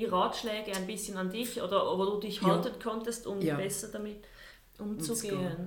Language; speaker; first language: German; native; German